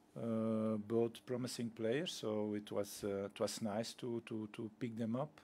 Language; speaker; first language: English; non-native, fluent; Dutch